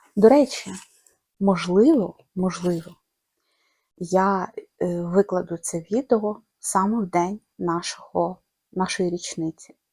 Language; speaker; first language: Ukrainian; non-native, local second language; Russian